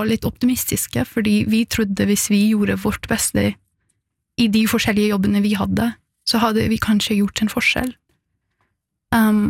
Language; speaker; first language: Norwegian; non-native, fluent; Persian